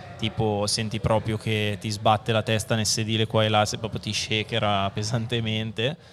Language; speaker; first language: Italian; native; Italian